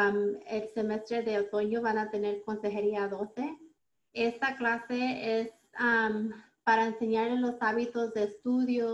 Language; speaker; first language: Spanish; early bilingual, heritage; Spanish